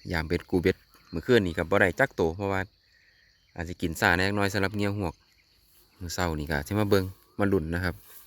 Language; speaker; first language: Thai; native; Thai